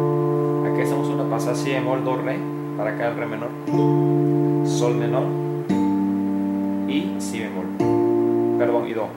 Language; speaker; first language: Spanish; native; Spanish